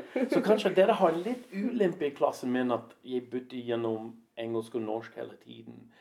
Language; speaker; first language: Norwegian; non-native, fluent; English